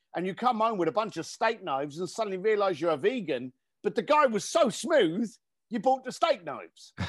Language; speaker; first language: English; native; English